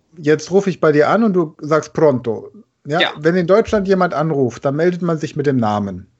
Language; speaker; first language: German; native; German